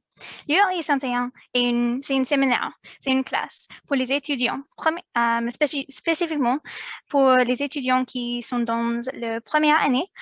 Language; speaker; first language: French; non-native, learner; English